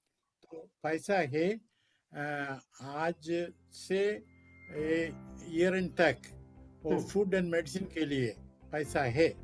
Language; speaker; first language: Hindi; non-native, local second language; Malayalam